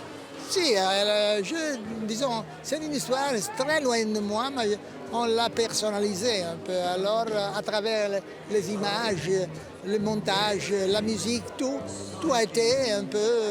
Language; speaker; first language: French; non-native, fluent; Italian